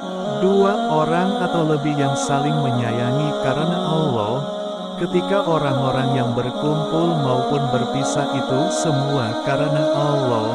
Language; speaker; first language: Indonesian; native; Indonesian